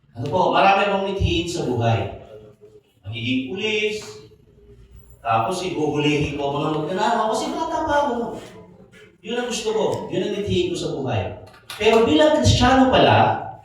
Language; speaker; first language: Filipino; non-native, local second language; Bikol